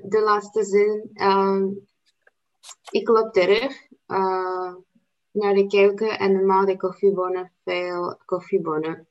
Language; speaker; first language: Dutch; non-native, learner; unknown